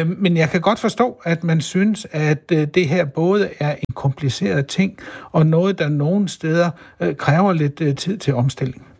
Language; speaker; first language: Danish; native; Danish